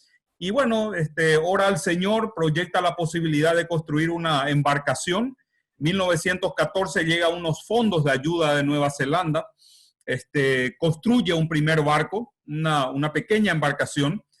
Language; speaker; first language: Spanish; native; Spanish